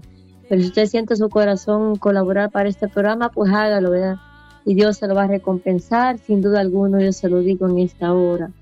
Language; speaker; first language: Spanish; native; Spanish